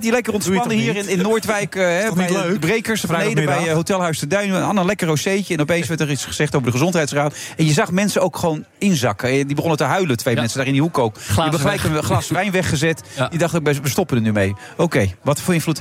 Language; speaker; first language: Dutch; native; Dutch